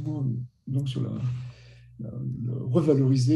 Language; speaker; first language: French; native; French